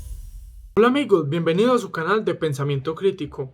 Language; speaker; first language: Spanish; native; Spanish